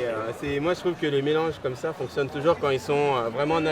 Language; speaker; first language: French; native; French